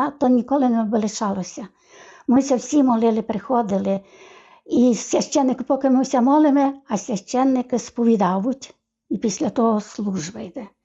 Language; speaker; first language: Ukrainian; native; Ukrainian